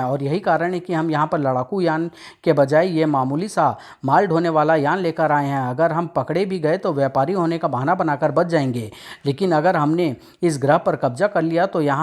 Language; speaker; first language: Hindi; native; Hindi